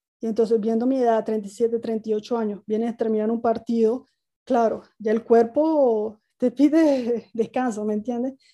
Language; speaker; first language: Spanish; native; Spanish